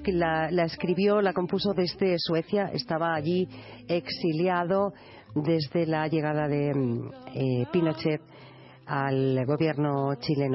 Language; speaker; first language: Spanish; native; Spanish